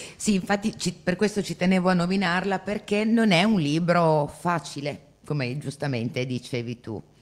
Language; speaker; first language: Italian; native; Italian